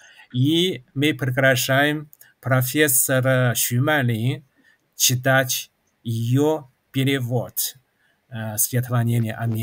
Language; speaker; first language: Russian; non-native, fluent; Chinese